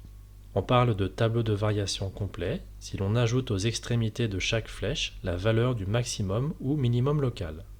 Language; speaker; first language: French; native; French